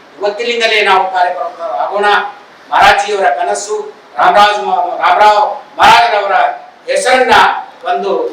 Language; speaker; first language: Kannada; non-native, local second language; Lambadi